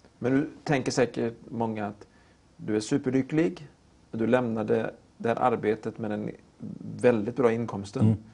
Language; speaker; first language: Swedish; native; Swedish